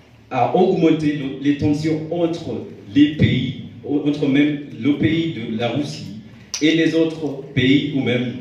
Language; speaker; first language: French; non-native, fluent; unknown